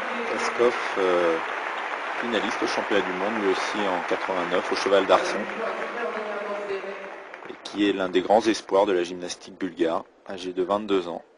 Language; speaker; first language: French; native; French